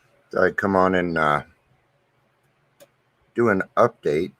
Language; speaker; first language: English; native; English